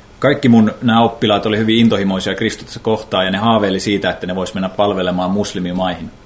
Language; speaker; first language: Finnish; native; Finnish